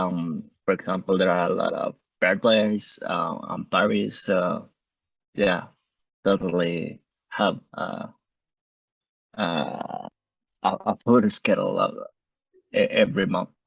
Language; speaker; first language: English; non-native, learner; Spanish